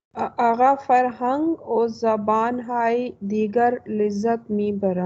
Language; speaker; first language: Persian; non-native, learner; Urdu